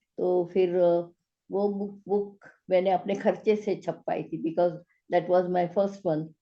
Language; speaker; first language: Hindi; non-native, local second language; Gujarati